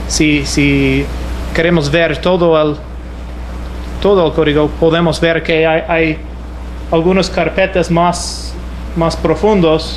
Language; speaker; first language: Spanish; non-native, fluent; English